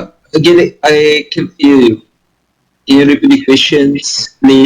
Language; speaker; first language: English; non-native, learner; Malay